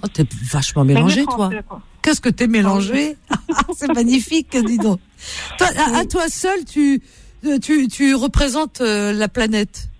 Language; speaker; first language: French; native; French